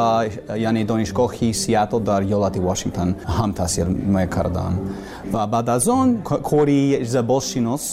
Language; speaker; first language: Persian; non-native, learner; English